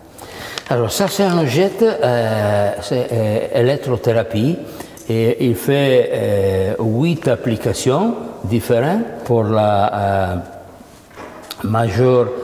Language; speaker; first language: French; non-native, learner; Italian